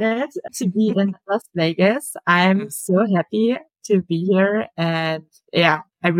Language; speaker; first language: English; non-native, fluent; German